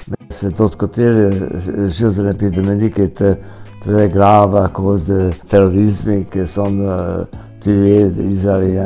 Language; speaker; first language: French; non-native, fluent; Hungarian